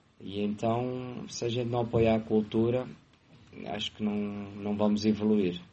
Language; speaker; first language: Portuguese; native; Portuguese